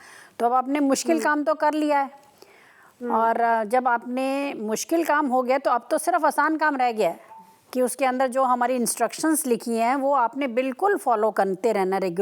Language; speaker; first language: Hindi; native; Hindi